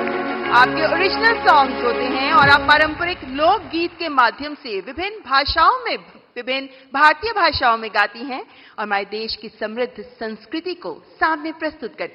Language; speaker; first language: Hindi; native; Hindi